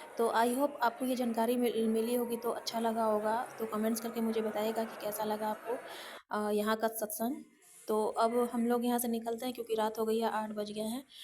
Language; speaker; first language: Hindi; native; Hindi